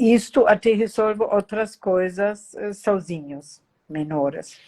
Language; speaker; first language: Portuguese; non-native, fluent; German